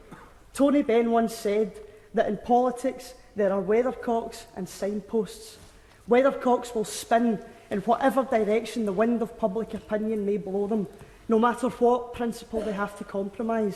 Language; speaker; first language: English; native; English